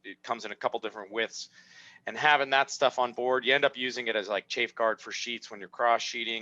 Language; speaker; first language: English; native; English